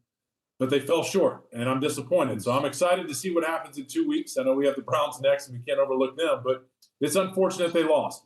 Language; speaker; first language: English; native; English